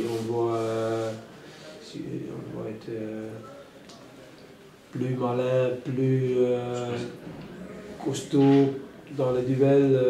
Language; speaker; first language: French; non-native, local second language; Dutch